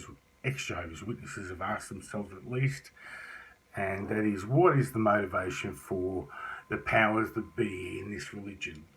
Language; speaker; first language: English; native; English